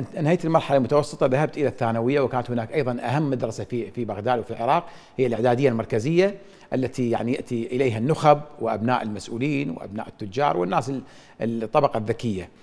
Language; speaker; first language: Arabic; native; Arabic